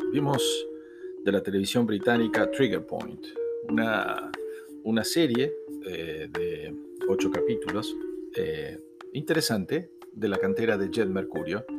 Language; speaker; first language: Spanish; native; Spanish